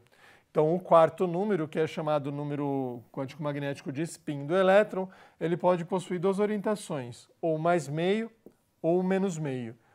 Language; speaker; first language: Portuguese; native; Portuguese